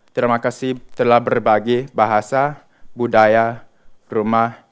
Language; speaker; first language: Indonesian; early bilingual, other home language; English